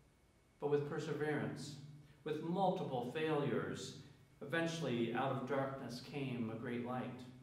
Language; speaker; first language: English; native; English